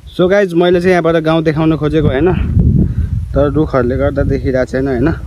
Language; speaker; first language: Nepali; non-native, local second language; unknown